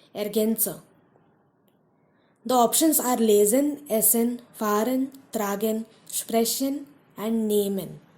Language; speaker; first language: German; non-native, fluent; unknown